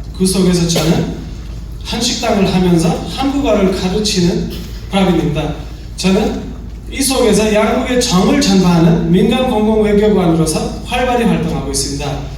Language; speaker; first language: Korean; non-native, fluent; Nepali